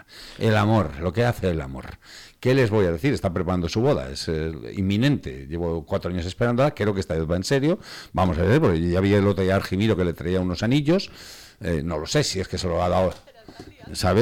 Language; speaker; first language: Spanish; native; Spanish